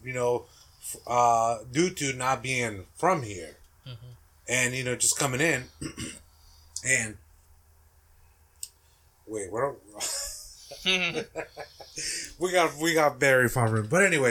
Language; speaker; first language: English; non-native, fluent; Spanish